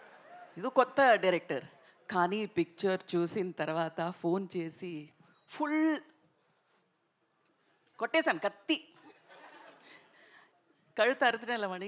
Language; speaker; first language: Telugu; non-native, local second language; Tamil